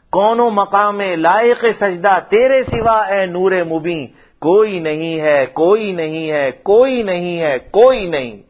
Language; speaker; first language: Urdu; non-native, local second language; Punjabi